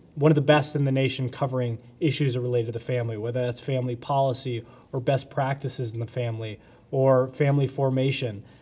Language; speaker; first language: English; native; English